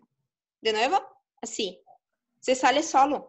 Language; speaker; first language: Spanish; non-native, fluent; Portuguese